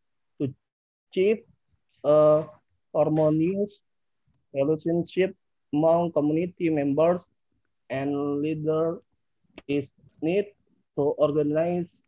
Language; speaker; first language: English; non-native, learner; Indonesian